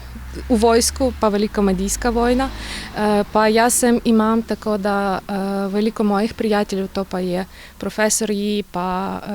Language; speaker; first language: Slovenian; non-native, learner; Ukrainian